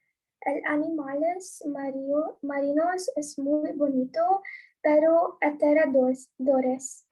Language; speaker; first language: Spanish; non-native, learner; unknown